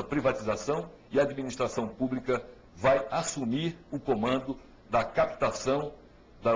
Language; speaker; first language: Portuguese; native; Portuguese